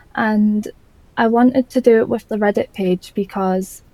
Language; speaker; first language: English; native; English